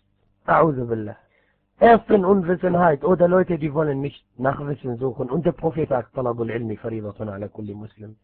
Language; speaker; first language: German; non-native, fluent; Arabic